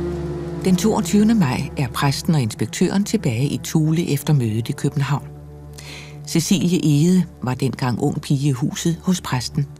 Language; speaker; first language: Danish; native; Danish